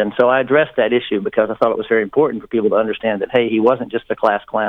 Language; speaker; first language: English; native; English